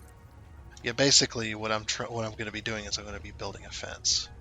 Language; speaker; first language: English; native; English